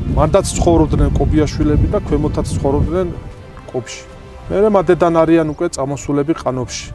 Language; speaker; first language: Georgian; native; Georgian